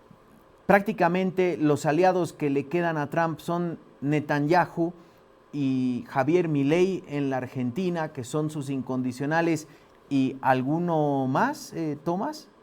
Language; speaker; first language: Spanish; native; Spanish